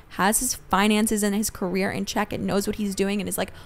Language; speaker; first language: English; native; English